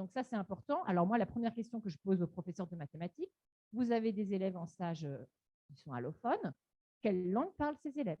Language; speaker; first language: French; native; French